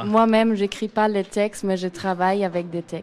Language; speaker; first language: French; non-native, learner; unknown